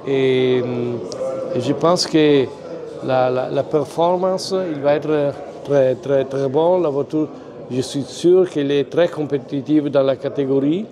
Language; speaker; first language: French; non-native, fluent; Italian